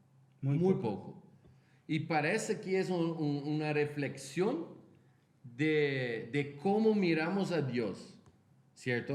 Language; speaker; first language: Spanish; non-native, fluent; Portuguese